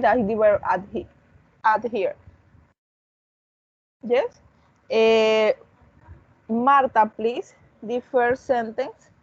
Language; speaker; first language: English; non-native, fluent; Spanish